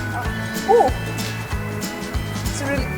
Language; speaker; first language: Chinese; non-native, fluent; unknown